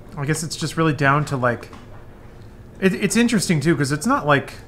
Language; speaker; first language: English; native; English